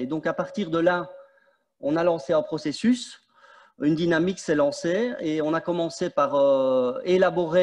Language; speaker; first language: French; native; French